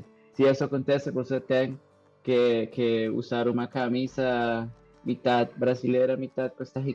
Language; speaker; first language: Portuguese; non-native, fluent; Spanish